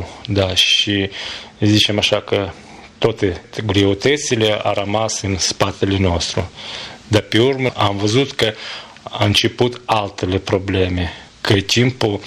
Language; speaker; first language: Romanian; non-native, learner; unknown